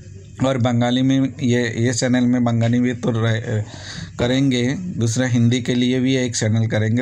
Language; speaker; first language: Hindi; non-native, local second language; Bangla